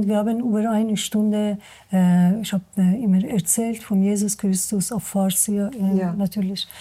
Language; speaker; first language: German; non-native, learner; Persian